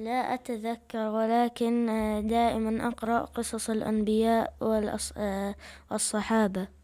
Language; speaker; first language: Arabic; early bilingual, other home language; Chechen